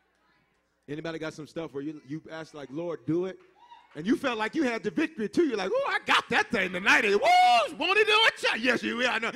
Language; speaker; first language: English; native; English